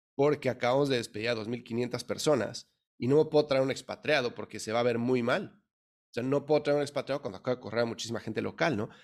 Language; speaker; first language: Spanish; native; Spanish